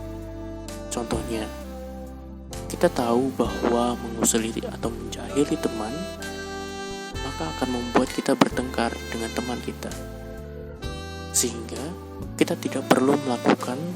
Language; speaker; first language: Indonesian; native; Indonesian